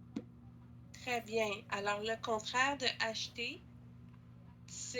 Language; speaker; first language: French; native; French